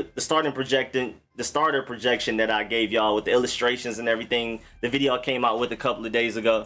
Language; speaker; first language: English; native; English